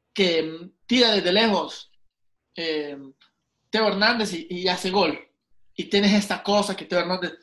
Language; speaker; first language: Spanish; native; Spanish